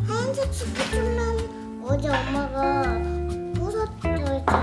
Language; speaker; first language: Korean; early bilingual, heritage; Korean